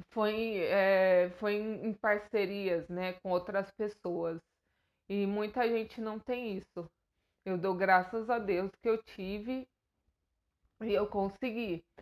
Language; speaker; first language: Portuguese; native; Portuguese